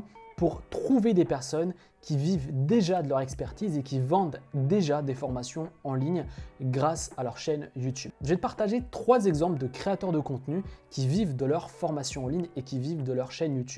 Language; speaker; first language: French; native; French